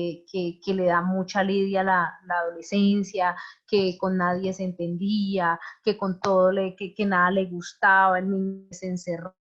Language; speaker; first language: Spanish; native; Spanish